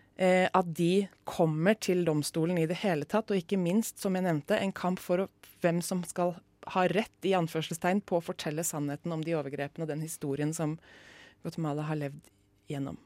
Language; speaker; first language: Norwegian; native; Norwegian